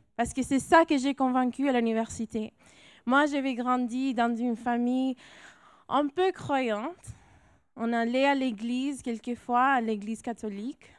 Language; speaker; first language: French; non-native, fluent; English